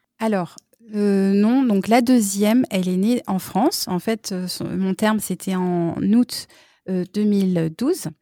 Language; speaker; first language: French; native; French